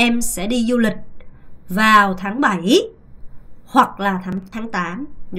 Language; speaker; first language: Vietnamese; non-native, fluent; Korean